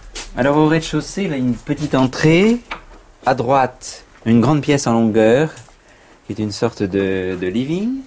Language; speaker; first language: French; native; French